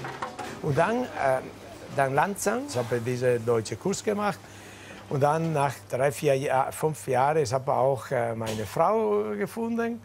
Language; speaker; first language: German; non-native, learner; Italian